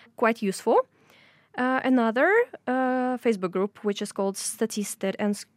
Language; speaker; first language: English; non-native, fluent; Russian